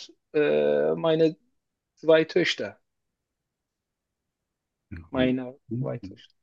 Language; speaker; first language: German; non-native, learner; Turkish